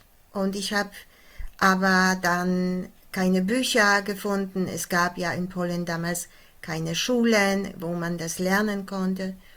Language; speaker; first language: German; non-native, fluent; Polish